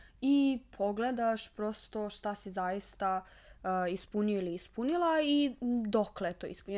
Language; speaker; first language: Serbian; native; Serbian